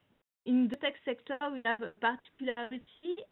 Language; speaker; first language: English; non-native, learner; French